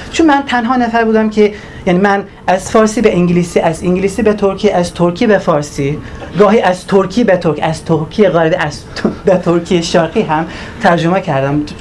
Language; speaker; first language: Persian; non-native, learner; Turkish